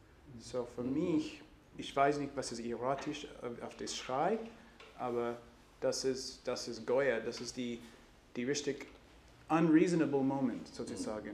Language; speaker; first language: German; non-native, learner; English